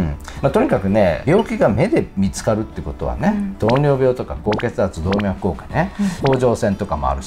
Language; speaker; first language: Japanese; native; Japanese